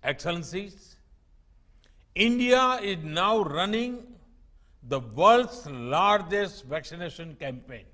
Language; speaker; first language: English; non-native, local second language; Gujarati